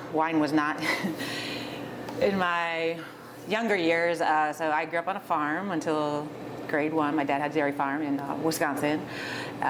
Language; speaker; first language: English; native; English